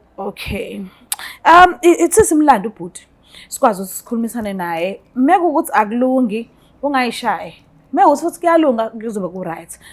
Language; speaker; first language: Zulu; native; Zulu